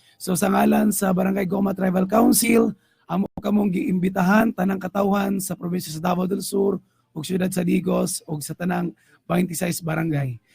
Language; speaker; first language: Cebuano; native; Cebuano